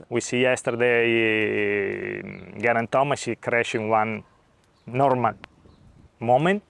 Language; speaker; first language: English; non-native, learner; Italian